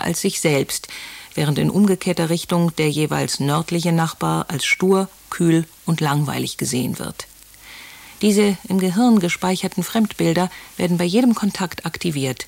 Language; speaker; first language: German; native; German